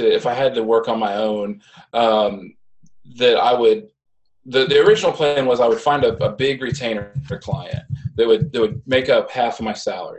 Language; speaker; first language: English; native; English